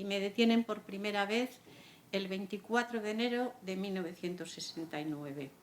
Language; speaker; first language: Spanish; native; Spanish